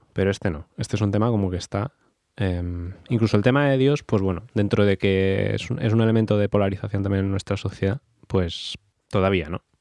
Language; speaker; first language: Spanish; native; Spanish